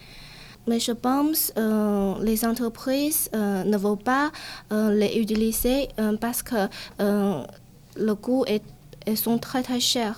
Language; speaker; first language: French; non-native, learner; Chinese